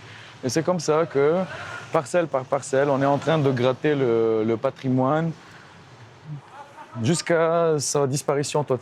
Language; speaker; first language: French; non-native, local second language; Arabic